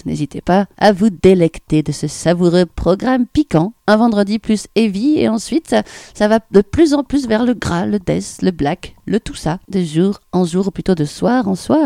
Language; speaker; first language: French; native; French